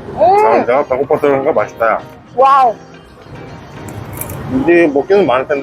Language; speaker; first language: Korean; native; Korean